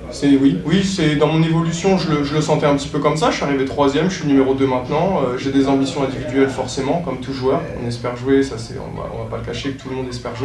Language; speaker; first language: French; native; French